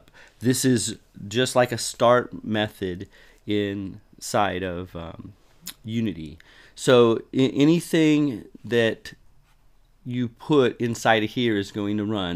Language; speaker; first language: English; native; English